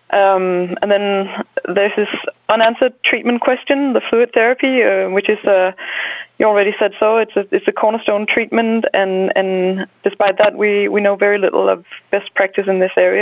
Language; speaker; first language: English; non-native, fluent; Danish